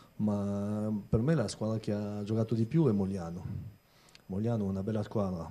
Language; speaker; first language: Italian; non-native, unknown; French